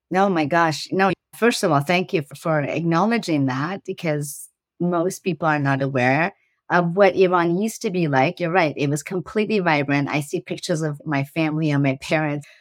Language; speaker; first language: English; early bilingual, other home language; Persian